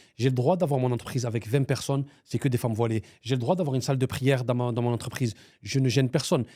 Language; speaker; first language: French; early bilingual, other home language; Arabic